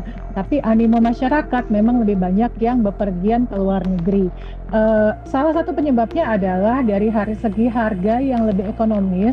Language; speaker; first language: Indonesian; native; Indonesian